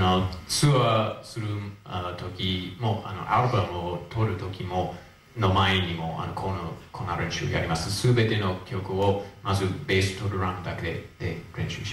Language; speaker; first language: Japanese; non-native, fluent; English